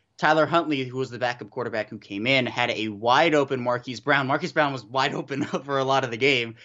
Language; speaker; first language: English; native; English